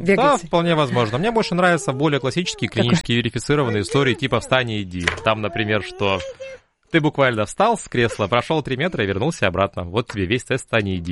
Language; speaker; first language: Russian; native; Russian